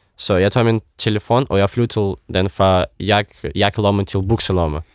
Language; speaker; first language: Danish; non-native, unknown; Ukrainian